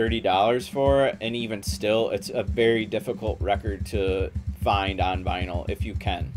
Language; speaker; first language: English; native; English